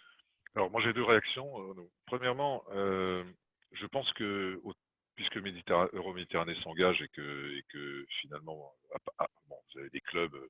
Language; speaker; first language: French; native; French